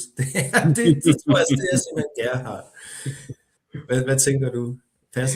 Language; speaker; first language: Danish; native; Danish